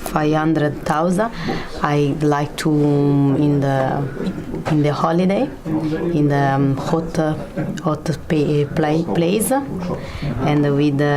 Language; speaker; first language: English; non-native, learner; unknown